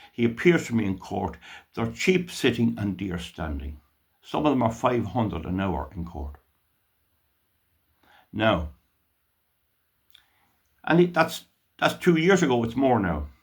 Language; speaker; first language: English; native; English